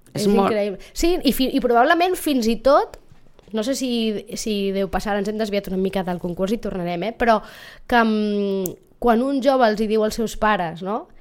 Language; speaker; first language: Catalan; native; Catalan